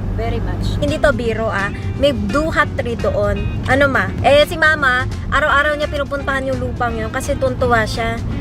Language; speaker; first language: Filipino; native; Filipino